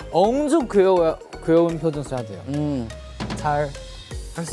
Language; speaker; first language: Korean; native; Korean